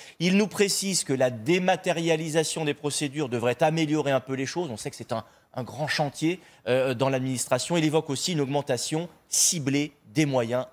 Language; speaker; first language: French; native; French